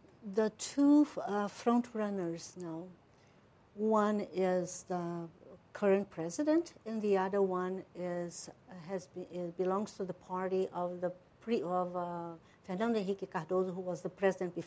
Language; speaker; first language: English; non-native, fluent; Portuguese